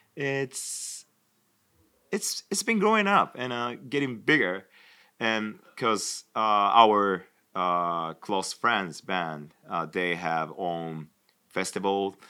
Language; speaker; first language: English; non-native, fluent; Japanese